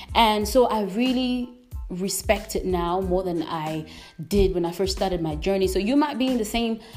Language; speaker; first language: English; non-native, local second language; Nyanja